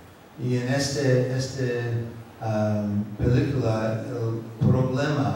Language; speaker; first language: Spanish; non-native, fluent; English